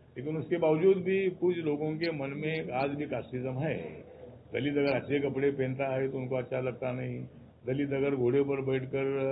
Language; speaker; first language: Hindi; non-native, local second language; Marathi